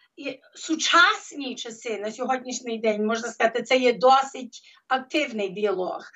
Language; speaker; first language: Ukrainian; early bilingual, heritage; Ukrainian